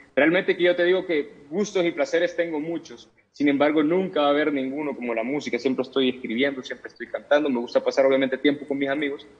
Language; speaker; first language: Spanish; native; Spanish